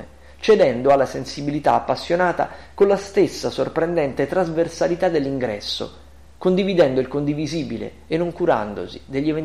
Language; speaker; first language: Italian; native; Italian